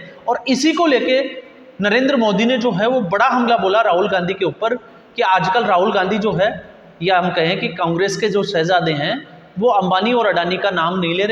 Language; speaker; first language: Hindi; native; Hindi